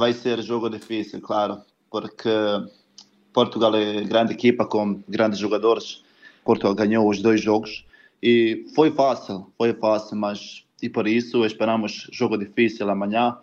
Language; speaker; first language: Portuguese; non-native, learner; Bosnian